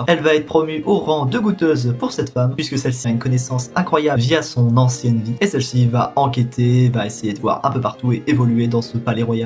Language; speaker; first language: French; native; French